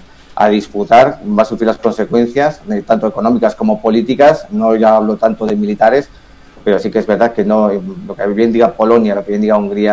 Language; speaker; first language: Spanish; native; Spanish